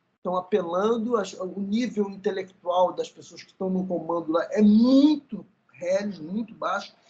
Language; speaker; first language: Portuguese; early bilingual, other home language; Spanish